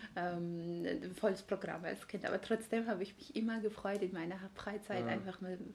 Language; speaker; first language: German; non-native, fluent; Georgian